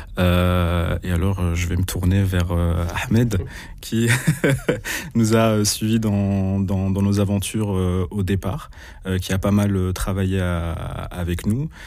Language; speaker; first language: French; early bilingual, other home language; Arabic